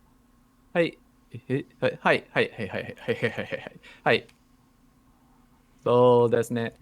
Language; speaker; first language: Japanese; non-native, learner; English